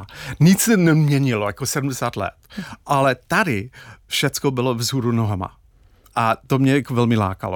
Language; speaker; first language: Czech; non-native, fluent; English